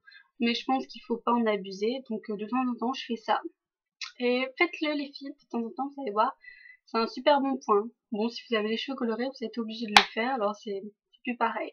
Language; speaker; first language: French; native; French